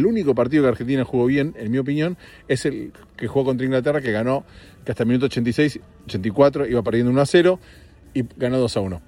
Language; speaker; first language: Spanish; native; Spanish